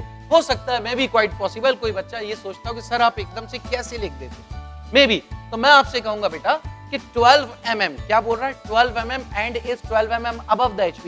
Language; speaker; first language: Hindi; native; Hindi